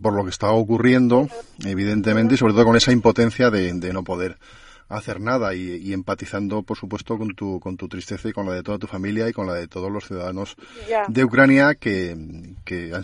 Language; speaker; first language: Spanish; native; Spanish